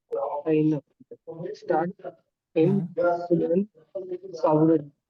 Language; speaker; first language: German; non-native, learner; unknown